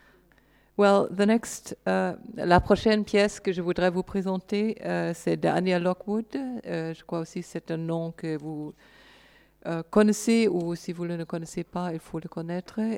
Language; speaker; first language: French; non-native, fluent; German